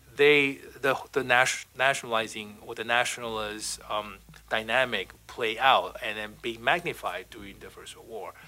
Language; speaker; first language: English; non-native, fluent; Chinese